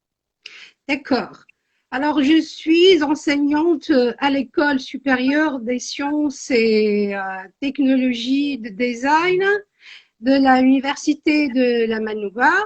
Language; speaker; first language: French; non-native, local second language; Arabic